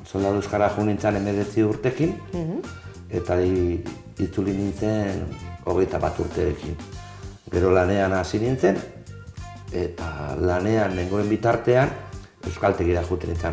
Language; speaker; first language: Basque; non-native, local second language; Spanish